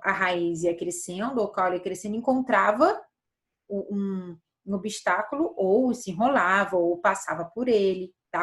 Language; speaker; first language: Portuguese; native; Portuguese